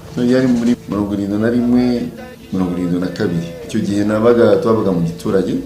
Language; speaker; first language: Kinyarwanda; early bilingual, heritage; Kinyarwanda